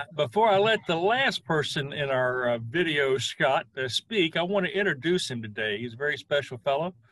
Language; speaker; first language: English; native; English